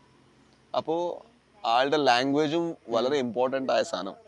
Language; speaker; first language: Malayalam; non-native, learner; Kannada